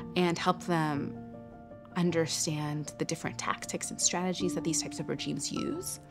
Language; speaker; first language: English; native; English